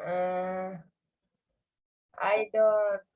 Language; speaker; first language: English; non-native, learner; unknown